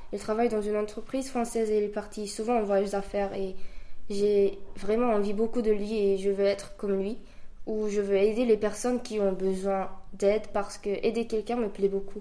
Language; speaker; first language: French; early bilingual, other home language; Korean